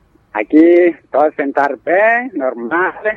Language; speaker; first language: Portuguese; non-native, local second language; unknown